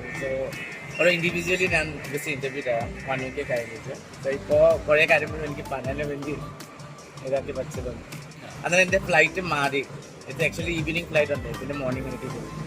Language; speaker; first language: Malayalam; non-native, fluent; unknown